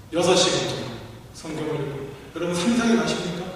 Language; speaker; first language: Korean; native; Korean